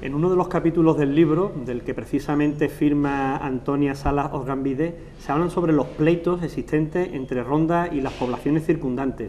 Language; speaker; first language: Spanish; native; Spanish